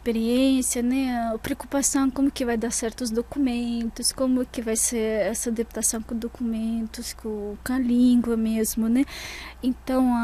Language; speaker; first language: Portuguese; non-native, fluent; Russian